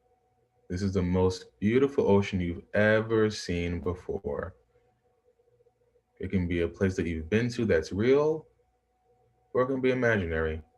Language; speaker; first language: English; native; English